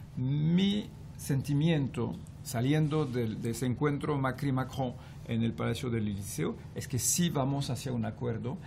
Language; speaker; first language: Spanish; non-native, fluent; French